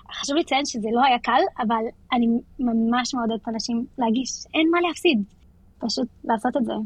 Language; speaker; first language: Hebrew; non-native, local second language; Arabic